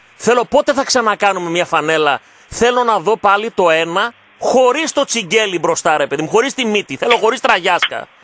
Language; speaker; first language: Greek; early bilingual, heritage; Greek